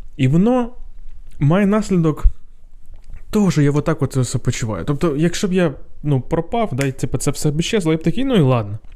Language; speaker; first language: Ukrainian; non-native, local second language; Russian